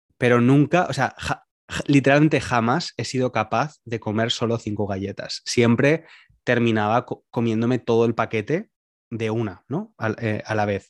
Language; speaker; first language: Spanish; native; Spanish